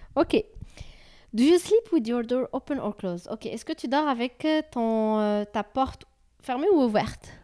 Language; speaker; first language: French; native; French